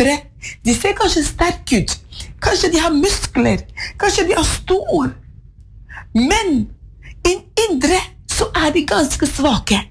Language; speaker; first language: Norwegian; non-native, fluent; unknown